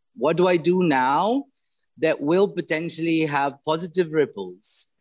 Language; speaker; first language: English; non-native, fluent; Romanian